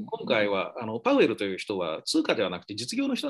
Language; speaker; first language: Japanese; native; Japanese